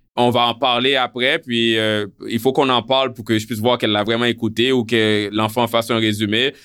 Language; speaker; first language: French; non-native, local second language; Haitian Creole